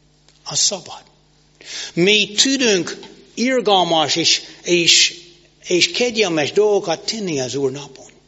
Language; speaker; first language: Hungarian; non-native, fluent; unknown